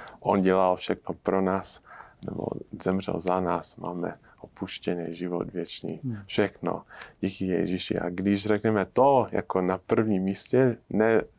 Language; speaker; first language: Czech; non-native, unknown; English